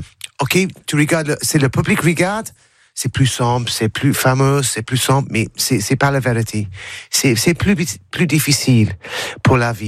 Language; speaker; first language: French; non-native, learner; English